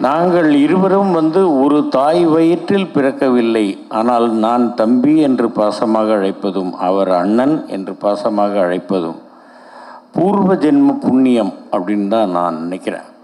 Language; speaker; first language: Tamil; native; Tamil